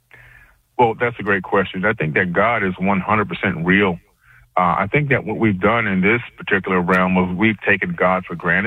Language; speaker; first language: English; native; English